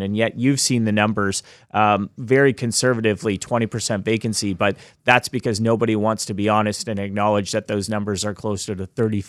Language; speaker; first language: English; native; English